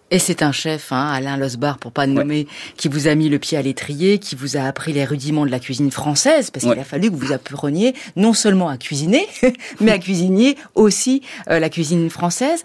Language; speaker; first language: French; native; French